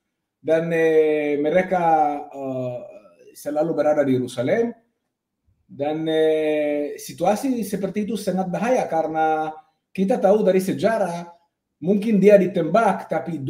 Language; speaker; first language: Indonesian; non-native, fluent; Hebrew